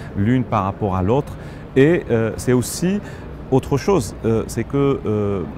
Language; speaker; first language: French; non-native, local second language; Arabic